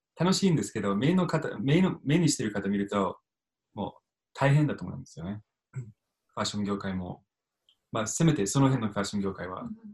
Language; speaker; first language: Japanese; non-native, fluent; English